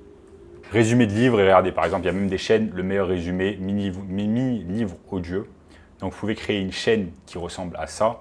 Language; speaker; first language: French; native; French